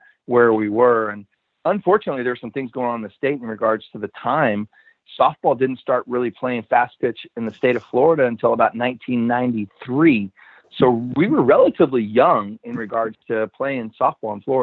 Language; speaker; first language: English; native; English